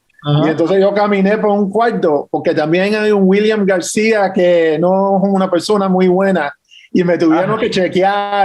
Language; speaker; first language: Spanish; early bilingual, heritage; English